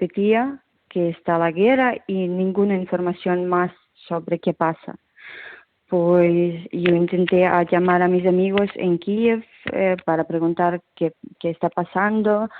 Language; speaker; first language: Spanish; non-native, fluent; Ukrainian